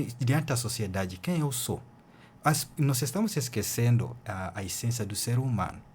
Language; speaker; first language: Portuguese; non-native, fluent; Ganda